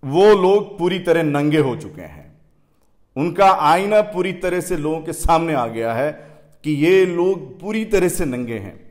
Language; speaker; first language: Hindi; native; Hindi